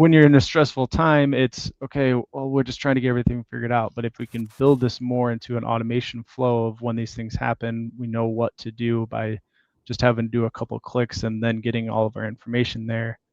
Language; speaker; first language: English; native; English